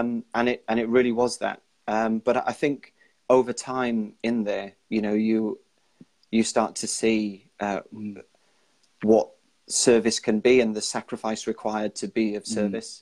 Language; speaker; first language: English; native; English